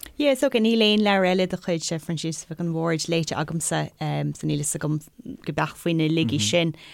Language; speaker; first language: Irish; non-native, local second language; English